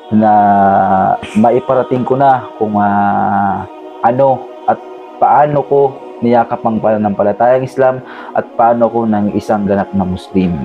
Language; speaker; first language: Filipino; native; Filipino